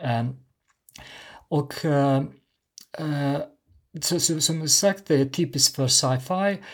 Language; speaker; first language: Swedish; non-native, fluent; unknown